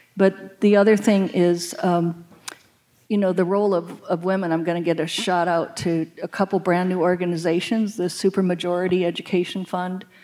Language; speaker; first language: English; native; English